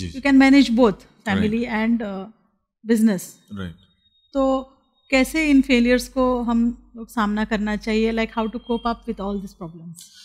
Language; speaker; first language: Hindi; non-native, local second language; Urdu